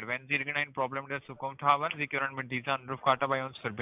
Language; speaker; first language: German; non-native, learner; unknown